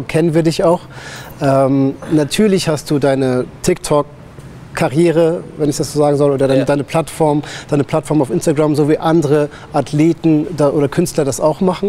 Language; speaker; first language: German; native; German